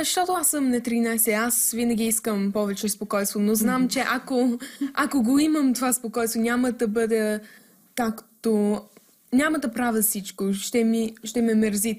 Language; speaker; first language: Bulgarian; early bilingual, heritage; English